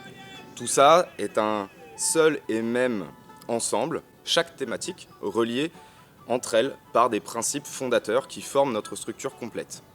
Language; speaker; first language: French; native; French